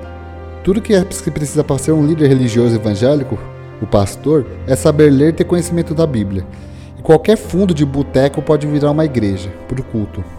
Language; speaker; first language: Portuguese; native; Portuguese